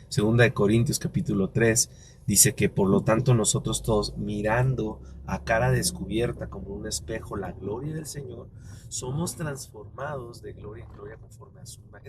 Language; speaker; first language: Spanish; native; Spanish